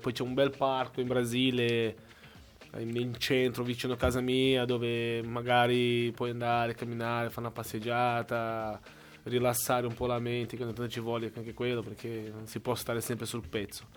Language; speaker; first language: Italian; non-native, fluent; Portuguese